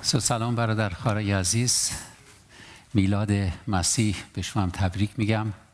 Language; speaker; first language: Persian; non-native, local second language; Armenian